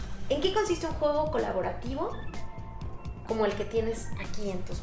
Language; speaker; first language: Spanish; native; Spanish